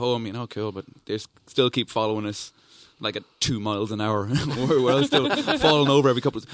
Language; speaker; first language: English; native; English